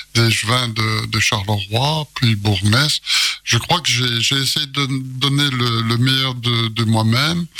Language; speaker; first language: French; native; French